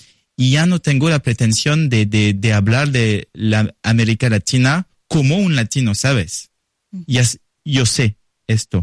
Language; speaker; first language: Spanish; non-native, learner; French